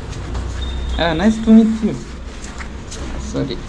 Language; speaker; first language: English; non-native, fluent; Rundi